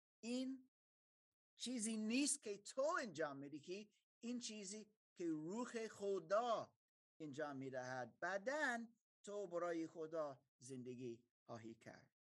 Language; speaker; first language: Persian; non-native, fluent; German